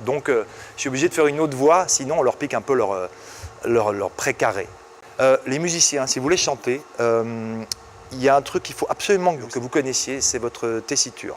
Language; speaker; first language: French; native; French